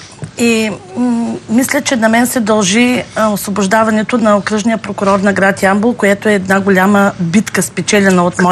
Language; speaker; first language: Bulgarian; native; Bulgarian